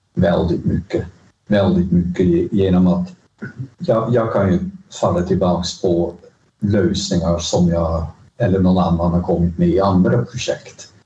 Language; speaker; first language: Swedish; non-native, fluent; Dutch